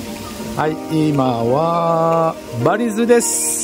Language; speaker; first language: Japanese; non-native, fluent; Balinese